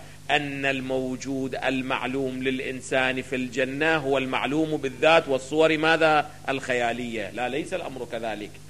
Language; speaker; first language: Arabic; native; Arabic